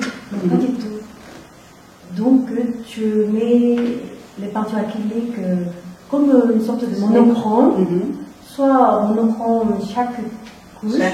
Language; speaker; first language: French; non-native, fluent; Korean